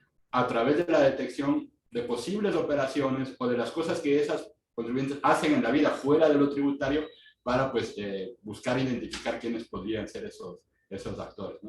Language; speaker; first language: Spanish; native; Spanish